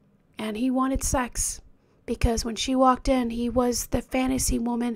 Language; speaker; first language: English; native; English